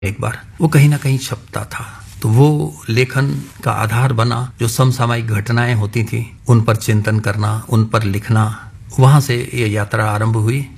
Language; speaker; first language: Hindi; non-native, local second language; Punjabi